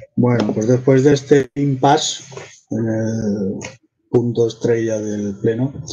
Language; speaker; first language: Spanish; non-native, local second language; Catalan